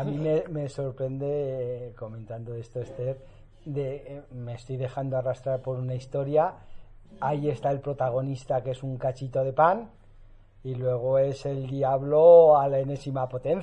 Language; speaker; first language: Spanish; native; Spanish